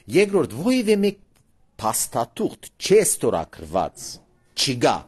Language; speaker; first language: Armenian; early bilingual, heritage; Armenian